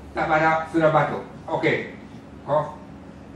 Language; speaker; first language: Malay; non-native, local second language; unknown